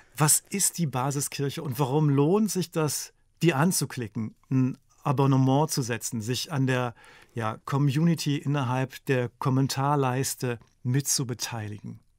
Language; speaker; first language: German; native; German